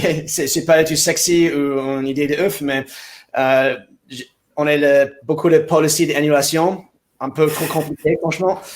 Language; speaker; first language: French; non-native, fluent; English